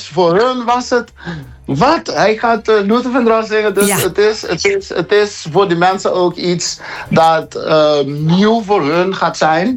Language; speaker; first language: Dutch; non-native, local second language; Papiamento